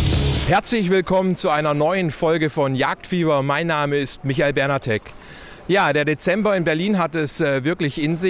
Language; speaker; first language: German; native; German